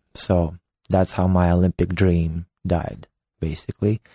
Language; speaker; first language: English; non-native, fluent; Ukrainian